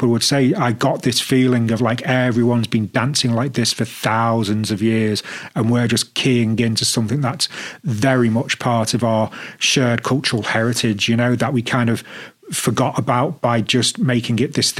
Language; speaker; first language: English; native; English